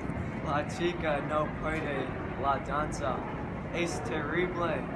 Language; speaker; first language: Spanish; non-native, learner; English